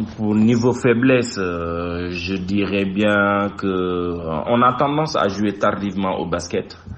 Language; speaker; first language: French; non-native, local second language; Wolof